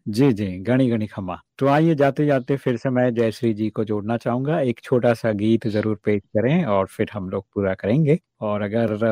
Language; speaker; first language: Hindi; native; Hindi